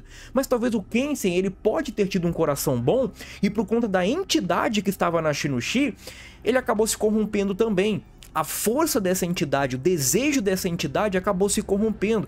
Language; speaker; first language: Portuguese; native; Portuguese